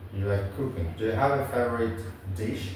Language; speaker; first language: English; non-native, learner; Vietnamese